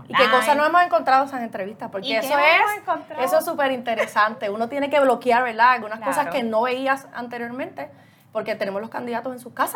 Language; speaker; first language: Spanish; native; Spanish